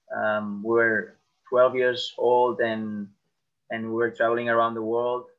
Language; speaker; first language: English; non-native, fluent; Catalan